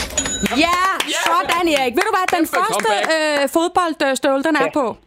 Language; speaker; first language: Danish; native; Danish